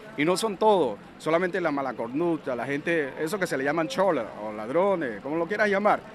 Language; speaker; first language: Spanish; native; Spanish